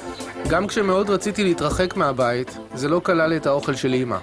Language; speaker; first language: Hebrew; native; Hebrew